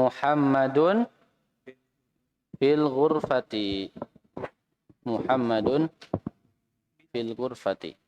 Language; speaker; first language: Arabic; non-native, fluent; Indonesian